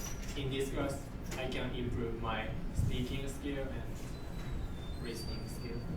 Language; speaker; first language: English; non-native, learner; Japanese